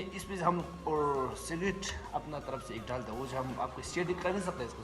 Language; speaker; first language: Hindi; non-native, local second language; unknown